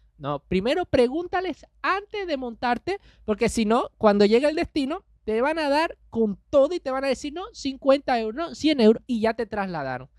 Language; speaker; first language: Spanish; native; Spanish